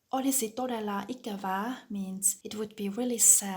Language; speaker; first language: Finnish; non-native, fluent; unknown